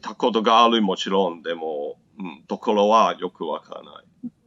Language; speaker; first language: Japanese; non-native, learner; Cantonese